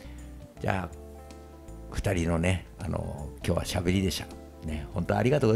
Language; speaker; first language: Japanese; native; Japanese